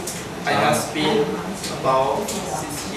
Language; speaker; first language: English; non-native, learner; Khmer